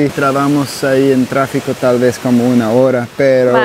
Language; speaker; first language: Spanish; non-native, learner; English